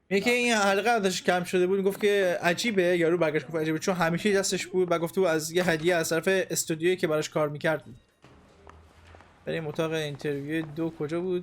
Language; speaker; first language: Persian; native; Persian